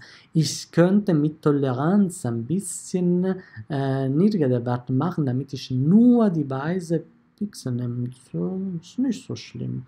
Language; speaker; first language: German; non-native, fluent; Italian